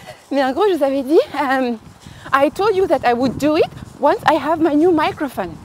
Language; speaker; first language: English; non-native, fluent; French